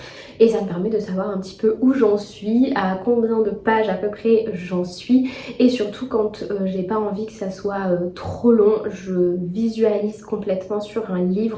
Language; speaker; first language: French; native; French